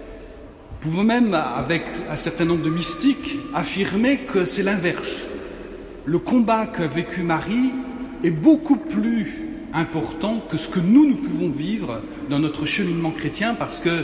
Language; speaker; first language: French; native; French